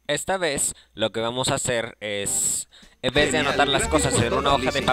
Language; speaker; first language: Spanish; native; Spanish